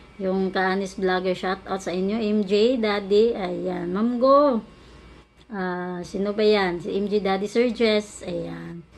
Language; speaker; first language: Filipino; native; Filipino